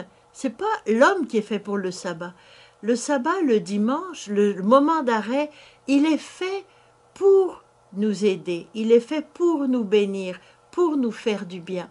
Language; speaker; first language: French; native; French